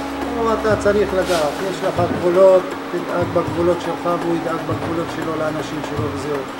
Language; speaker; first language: Hebrew; non-native, local second language; Arabic